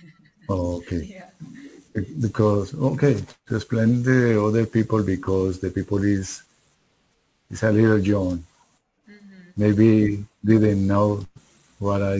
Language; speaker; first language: English; non-native, learner; Spanish